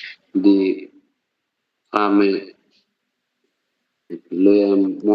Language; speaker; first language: Italian; non-native, learner; Bangla